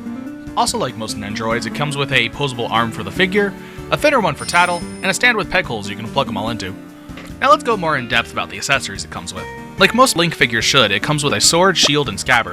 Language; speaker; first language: English; native; English